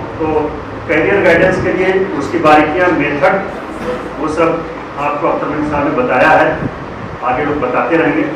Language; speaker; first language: Hindi; native; Hindi